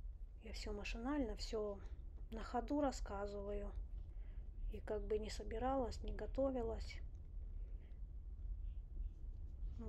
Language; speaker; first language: Russian; non-native, local second language; Romanian